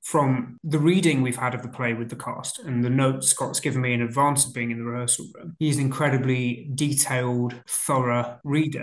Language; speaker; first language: English; native; English